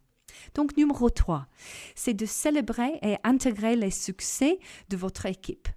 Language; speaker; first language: French; non-native, fluent; English